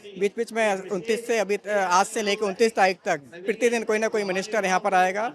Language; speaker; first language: Hindi; native; Hindi